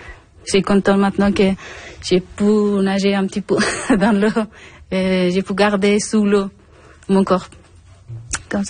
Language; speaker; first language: French; non-native, learner; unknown